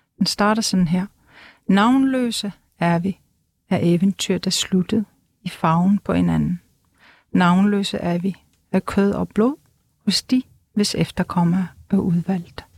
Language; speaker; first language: Danish; non-native, local second language; Kalaallisut